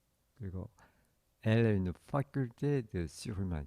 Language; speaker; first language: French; non-native, fluent; Korean